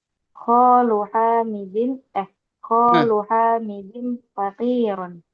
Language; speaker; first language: Arabic; non-native, learner; Indonesian